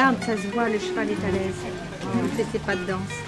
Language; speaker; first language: French; native; French